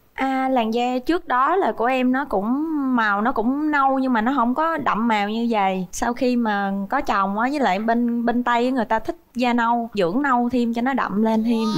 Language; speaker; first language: Vietnamese; native; Vietnamese